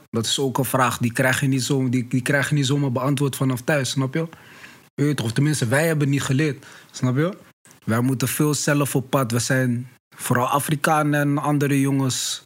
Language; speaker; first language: Dutch; early bilingual, other home language; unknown